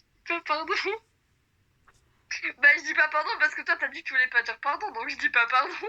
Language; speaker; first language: French; native; French